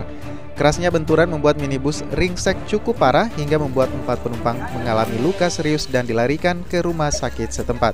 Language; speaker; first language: Indonesian; native; Indonesian